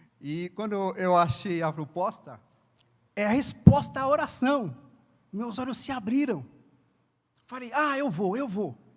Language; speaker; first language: Portuguese; non-native, fluent; Haitian Creole